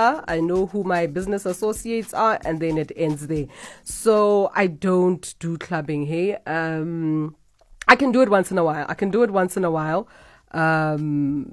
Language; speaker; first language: English; non-native, local second language; South Ndebele